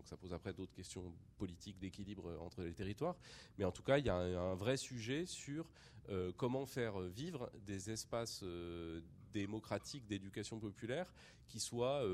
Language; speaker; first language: French; native; French